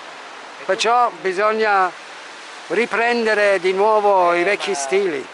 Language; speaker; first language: Italian; non-native, fluent; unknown